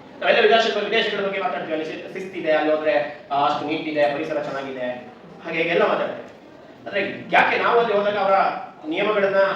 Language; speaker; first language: Kannada; non-native, local second language; Kodava